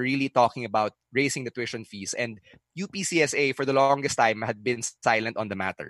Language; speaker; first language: English; non-native, local second language; Filipino